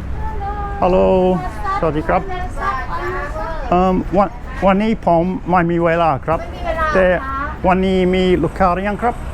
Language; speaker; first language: Thai; non-native, learner; English